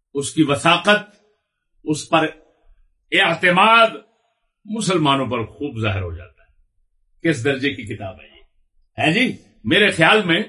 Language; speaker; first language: Urdu; non-native, local second language; Punjabi